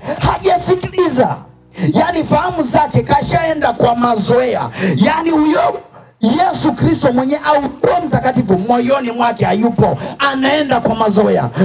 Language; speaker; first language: Swahili; native; Swahili